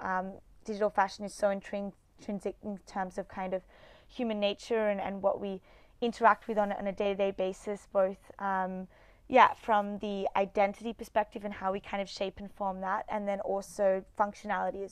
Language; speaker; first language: English; native; English